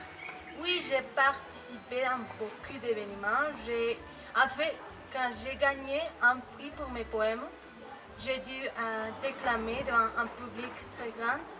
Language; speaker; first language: French; non-native, fluent; Spanish